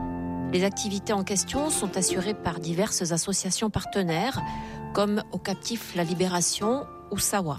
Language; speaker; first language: French; native; French